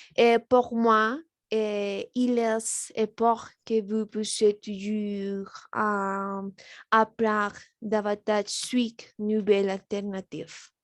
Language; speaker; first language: French; non-native, learner; Spanish